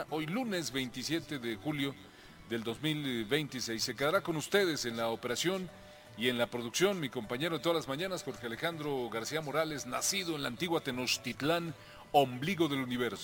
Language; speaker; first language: Spanish; native; Spanish